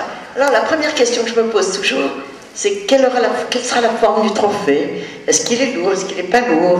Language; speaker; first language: French; native; French